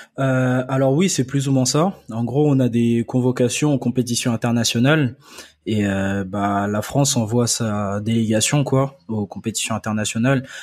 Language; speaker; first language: French; early bilingual, other home language; Akan